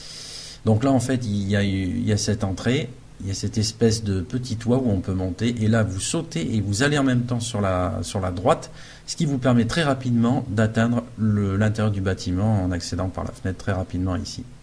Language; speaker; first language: French; native; French